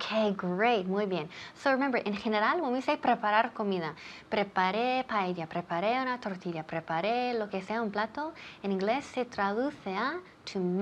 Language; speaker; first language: Spanish; non-native, fluent; English